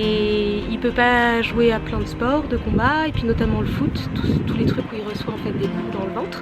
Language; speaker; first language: French; native; French